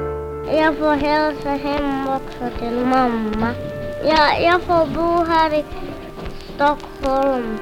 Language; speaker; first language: Swedish; non-native, learner; Finnish